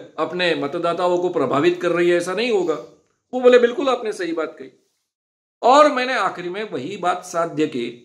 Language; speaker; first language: Hindi; non-native, local second language; Marathi